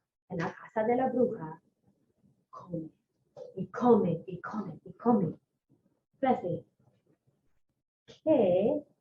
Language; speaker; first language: Spanish; non-native, fluent; English